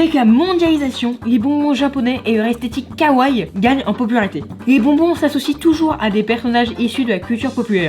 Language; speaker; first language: French; native; French